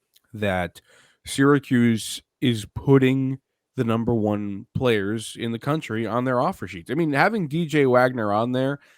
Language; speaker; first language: English; native; English